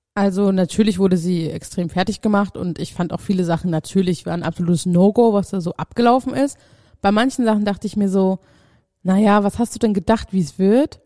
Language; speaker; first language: German; native; German